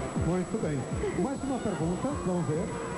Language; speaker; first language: Spanish; non-native, learner; Portuguese